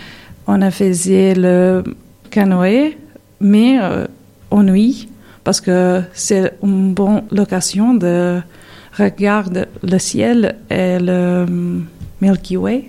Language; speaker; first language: French; non-native, learner; Serbian